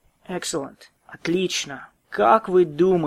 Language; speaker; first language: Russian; non-native, fluent; English